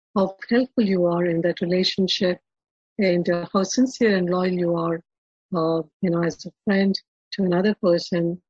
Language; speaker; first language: English; non-native, local second language; Telugu